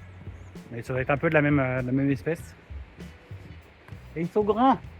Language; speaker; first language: French; native; French